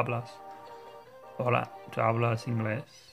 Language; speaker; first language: Spanish; non-native, learner; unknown